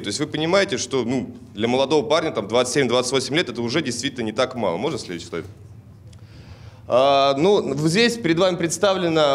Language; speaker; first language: Russian; native; Russian